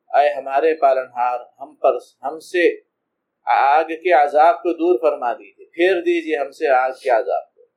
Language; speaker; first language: Urdu; native; Urdu